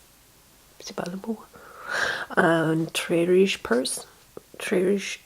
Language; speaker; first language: French; non-native, learner; English